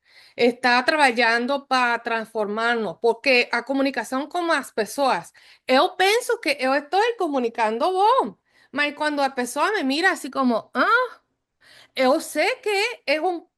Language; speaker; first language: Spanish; non-native, fluent; English